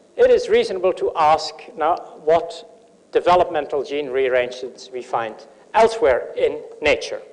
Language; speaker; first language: English; non-native, fluent; Dutch